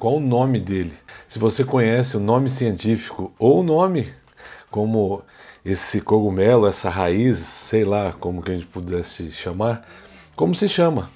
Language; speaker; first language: Portuguese; native; Portuguese